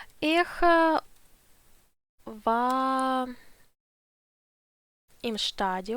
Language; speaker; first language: German; non-native, fluent; Ukrainian